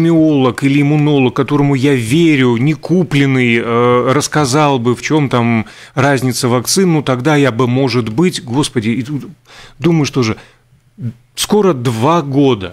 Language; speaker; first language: Russian; native; Russian